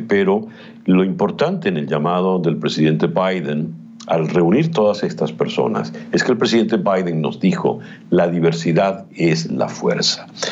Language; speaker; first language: Spanish; native; Spanish